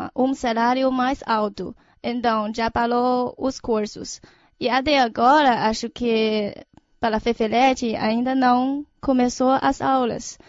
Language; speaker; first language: Portuguese; non-native, fluent; Chinese